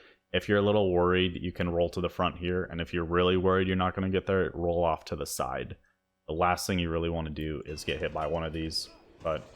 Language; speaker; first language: English; native; English